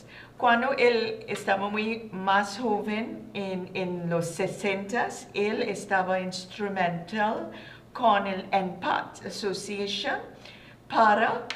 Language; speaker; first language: Spanish; non-native, learner; English